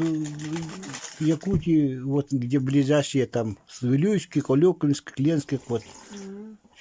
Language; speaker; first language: Russian; non-native, local second language; Yakut